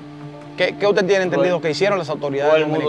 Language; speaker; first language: Spanish; native; Spanish